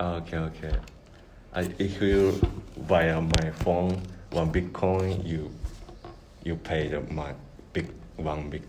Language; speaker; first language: English; non-native, learner; Japanese